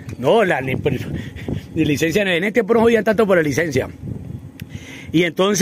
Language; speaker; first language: Spanish; native; Spanish